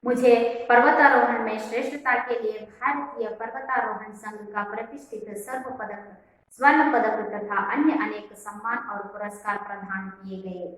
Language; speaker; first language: Hindi; non-native, local second language; Kannada